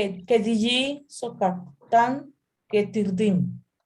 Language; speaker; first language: Turkish; non-native, learner; Spanish